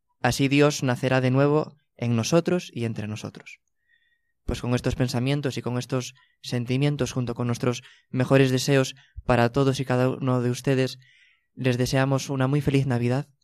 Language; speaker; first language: Spanish; native; Spanish